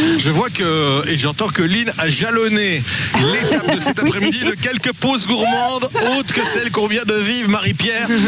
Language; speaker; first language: French; native; French